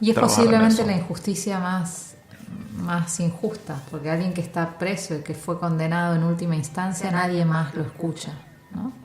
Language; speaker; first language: Spanish; native; Spanish